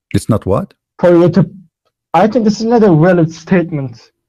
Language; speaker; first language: English; non-native, learner; Turkish